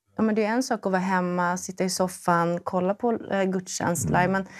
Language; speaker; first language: Swedish; native; Swedish